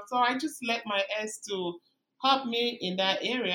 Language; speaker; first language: English; non-native, local second language; Igbo